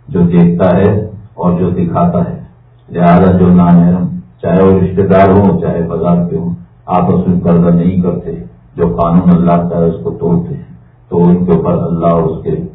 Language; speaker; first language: Urdu; native; Urdu